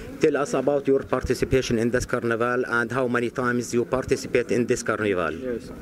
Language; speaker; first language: English; non-native, learner; Arabic